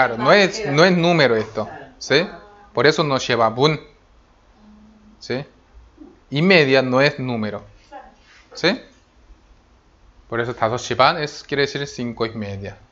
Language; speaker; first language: Spanish; non-native, fluent; Korean